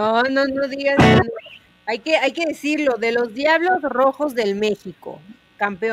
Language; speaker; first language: Spanish; native; Spanish